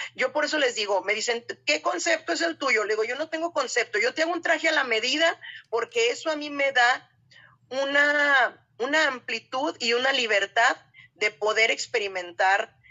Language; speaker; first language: Spanish; native; Spanish